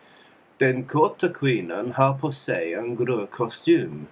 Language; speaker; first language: Swedish; non-native, learner; English